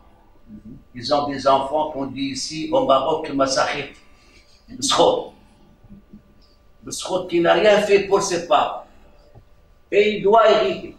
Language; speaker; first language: French; non-native, local second language; Arabic